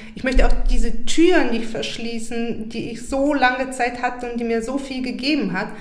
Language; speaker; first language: German; non-native, fluent; Bulgarian